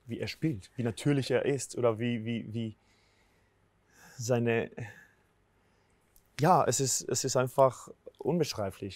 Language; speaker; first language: German; non-native, fluent; Spanish